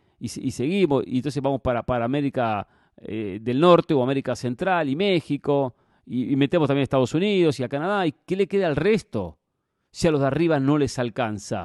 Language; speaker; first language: Spanish; native; Spanish